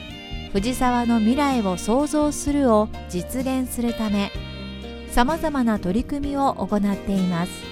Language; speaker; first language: Japanese; native; Japanese